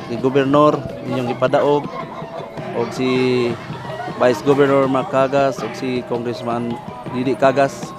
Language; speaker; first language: Cebuano; non-native, local second language; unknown